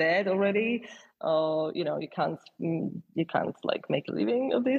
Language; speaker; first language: English; non-native, fluent; Polish